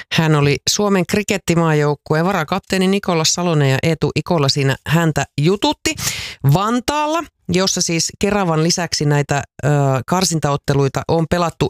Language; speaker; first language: Finnish; native; Finnish